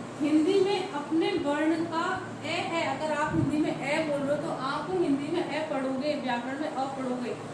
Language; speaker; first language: Hindi; native; Hindi